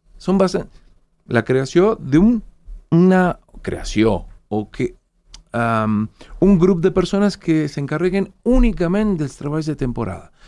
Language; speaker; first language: Catalan; non-native, fluent; Spanish